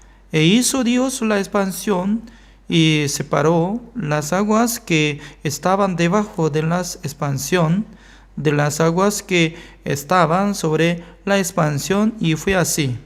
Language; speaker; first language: Spanish; non-native, fluent; Korean